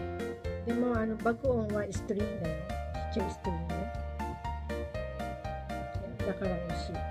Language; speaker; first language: Japanese; non-native, learner; Filipino